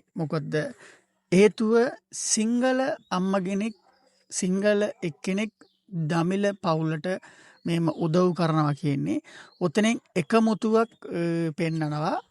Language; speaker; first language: Sinhala; non-native, local second language; Tamil